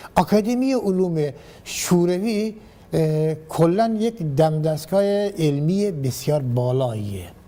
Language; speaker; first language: Persian; non-native, local second language; Turkmen